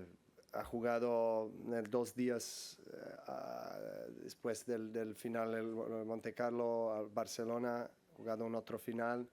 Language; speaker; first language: Spanish; non-native, learner; Serbian